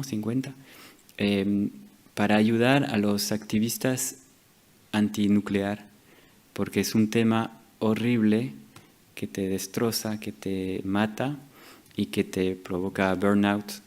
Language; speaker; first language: Spanish; non-native, fluent; French